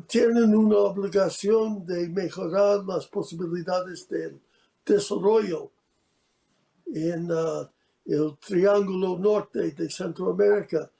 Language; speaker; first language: Spanish; non-native, fluent; English